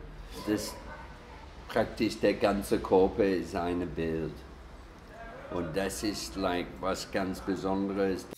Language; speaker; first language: German; non-native, fluent; English